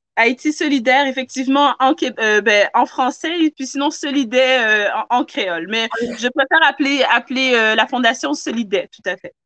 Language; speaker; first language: French; native; French